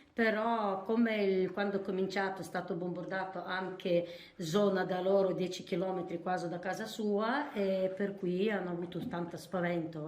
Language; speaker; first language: Italian; non-native, fluent; Ukrainian